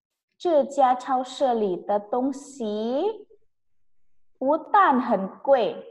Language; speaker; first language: Chinese; non-native, fluent; Indonesian